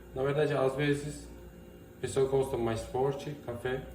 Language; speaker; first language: Portuguese; non-native, learner; Turkish